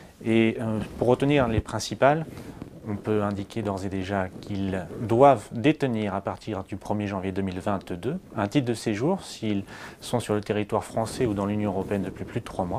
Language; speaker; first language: French; native; French